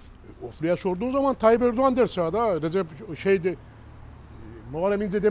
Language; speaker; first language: Turkish; native; Turkish